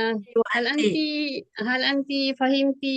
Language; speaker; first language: Arabic; non-native, learner; Malay